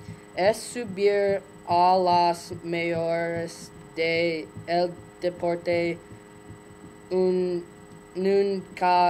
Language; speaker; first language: Spanish; non-native, learner; English